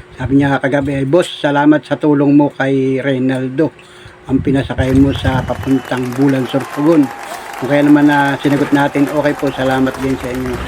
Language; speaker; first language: Filipino; native; Filipino